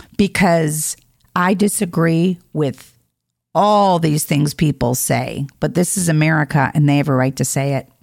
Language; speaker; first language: English; native; English